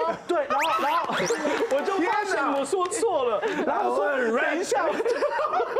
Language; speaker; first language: Chinese; non-native, fluent; French